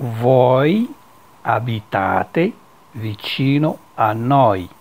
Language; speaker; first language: Italian; non-native, fluent; Arabic